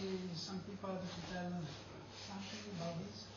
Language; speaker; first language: English; non-native, learner; Italian